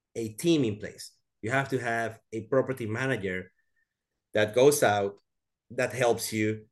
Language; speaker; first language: English; non-native, fluent; Spanish